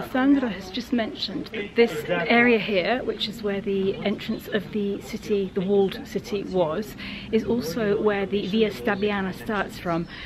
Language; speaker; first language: English; native; English